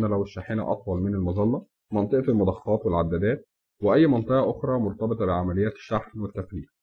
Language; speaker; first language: Arabic; native; Arabic